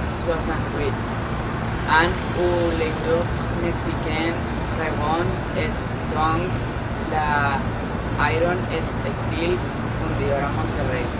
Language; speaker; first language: French; non-native, learner; Spanish